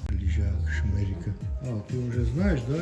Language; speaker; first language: Russian; non-native, fluent; Armenian